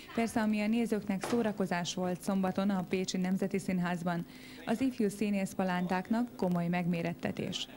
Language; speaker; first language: Hungarian; native; Hungarian